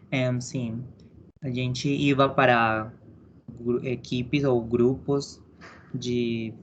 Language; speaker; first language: Portuguese; non-native, learner; Spanish